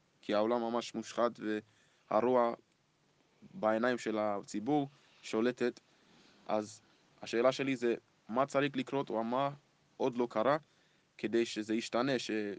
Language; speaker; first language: Hebrew; early bilingual, heritage; Hebrew